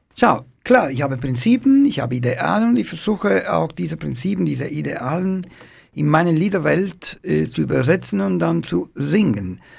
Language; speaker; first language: German; non-native, fluent; Italian